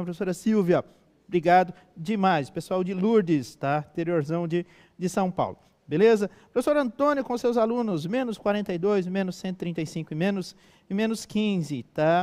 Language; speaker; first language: Portuguese; native; Portuguese